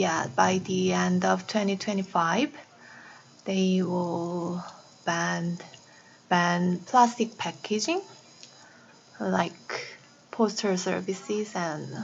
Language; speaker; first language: English; non-native, learner; Korean